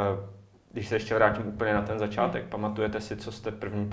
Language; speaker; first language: Czech; native; Czech